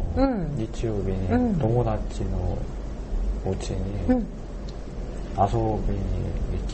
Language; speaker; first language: Japanese; non-native, learner; Korean